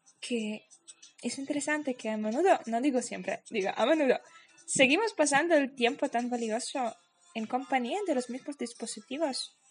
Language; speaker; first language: Spanish; non-native, fluent; Polish